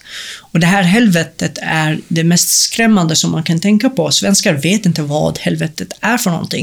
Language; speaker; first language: Swedish; non-native, fluent; Arabic